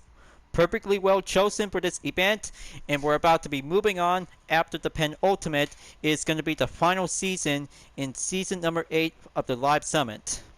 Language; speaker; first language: English; non-native, fluent; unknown